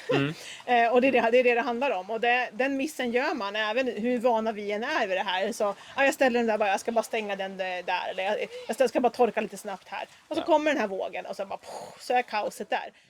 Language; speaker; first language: Swedish; native; Swedish